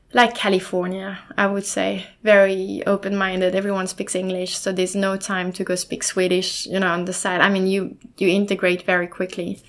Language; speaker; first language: English; non-native, fluent; German